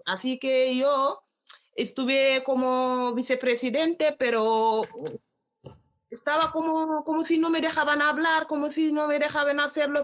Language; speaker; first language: Spanish; non-native, learner; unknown